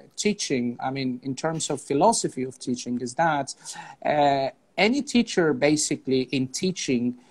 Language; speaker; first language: English; non-native, fluent; Azerbaijani